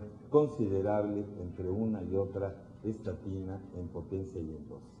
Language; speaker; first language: Spanish; native; Spanish